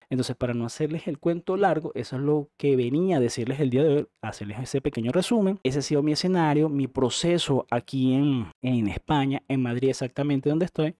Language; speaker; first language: Spanish; native; Spanish